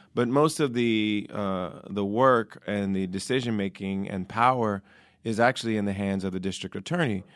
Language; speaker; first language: English; native; English